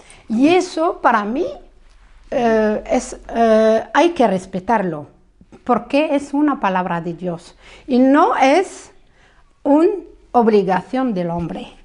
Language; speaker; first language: Spanish; non-native, fluent; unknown